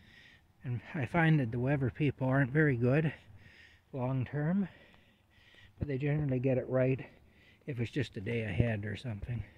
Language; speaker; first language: English; native; English